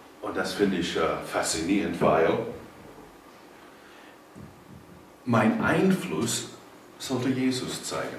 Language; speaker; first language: German; non-native, learner; English